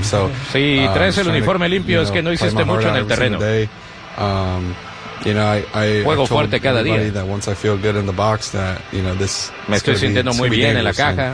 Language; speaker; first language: Spanish; native; Spanish